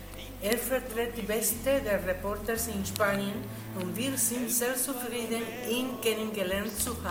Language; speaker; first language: German; non-native, learner; Spanish